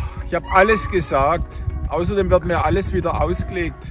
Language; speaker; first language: German; native; German